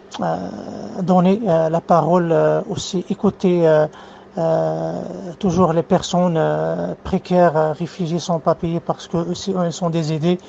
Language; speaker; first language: French; non-native, fluent; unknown